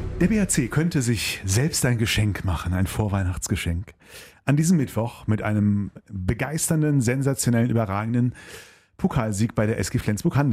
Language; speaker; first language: German; native; German